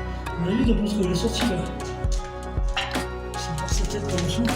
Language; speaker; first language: French; native; French